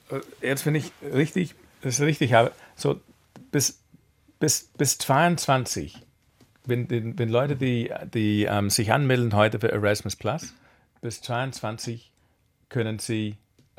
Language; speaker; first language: German; non-native, fluent; English